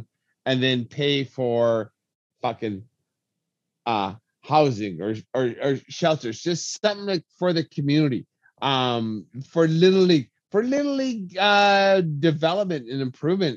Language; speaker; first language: English; native; English